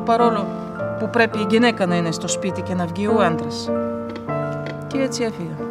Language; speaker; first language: Greek; non-native, fluent; Bulgarian